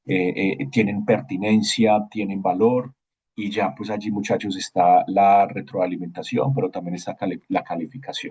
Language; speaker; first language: Spanish; native; Spanish